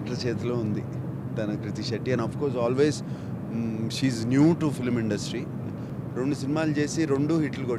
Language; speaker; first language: Telugu; native; Telugu